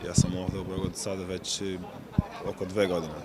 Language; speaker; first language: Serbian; non-native, learner; Portuguese